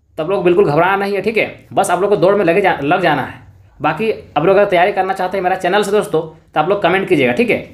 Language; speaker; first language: Hindi; native; Hindi